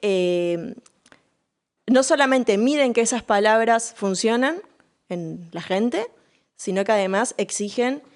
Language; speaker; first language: Spanish; native; Spanish